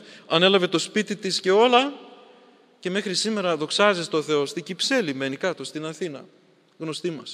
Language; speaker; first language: Greek; native; Greek